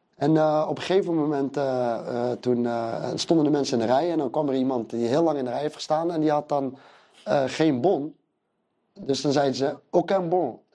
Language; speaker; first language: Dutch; early bilingual, other home language; Arabic